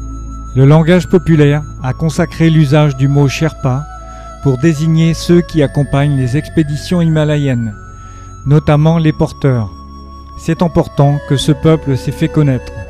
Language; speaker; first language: French; native; French